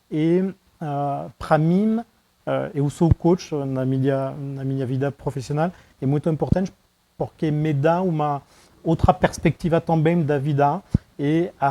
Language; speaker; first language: Portuguese; non-native, fluent; French